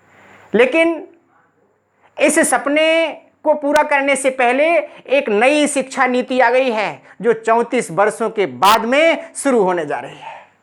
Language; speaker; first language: Hindi; native; Hindi